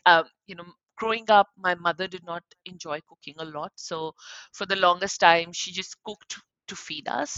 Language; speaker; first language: English; non-native, local second language; Punjabi